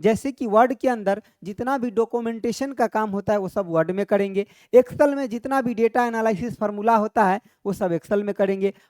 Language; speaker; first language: Hindi; native; Hindi